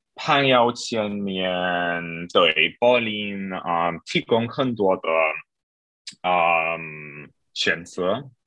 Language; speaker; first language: Chinese; non-native, learner; German